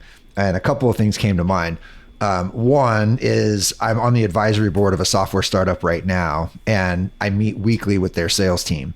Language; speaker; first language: English; native; English